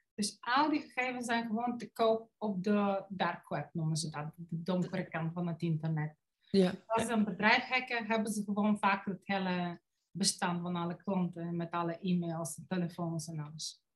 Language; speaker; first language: Dutch; non-native, fluent; Bulgarian